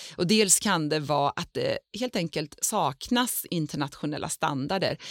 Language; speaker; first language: Swedish; non-native, fluent; Persian